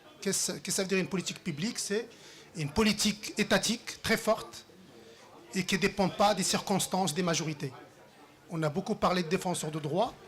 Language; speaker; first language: French; early bilingual, other home language; Riffian